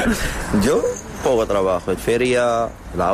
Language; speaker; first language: Spanish; non-native, learner; Arabic